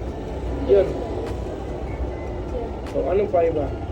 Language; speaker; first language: Filipino; non-native, learner; Punjabi